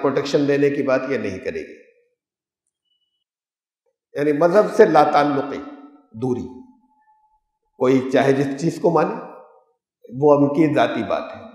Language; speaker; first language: Urdu; native; Urdu